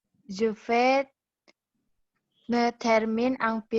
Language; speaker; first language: French; non-native, learner; Indonesian